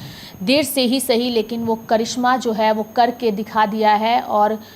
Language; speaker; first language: Hindi; native; Hindi